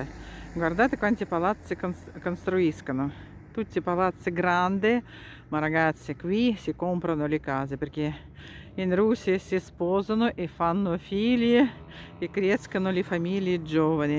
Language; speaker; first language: Italian; non-native, fluent; Russian